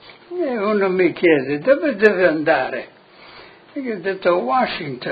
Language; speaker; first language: Italian; non-native, local second language; Friulian